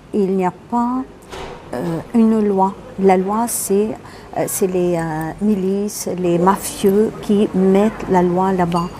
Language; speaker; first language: French; non-native, local second language; Arabic